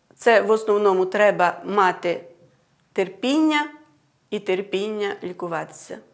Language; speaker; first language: Ukrainian; native; Ukrainian